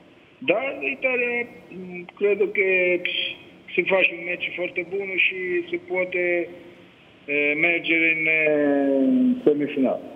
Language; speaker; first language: Romanian; non-native, learner; Italian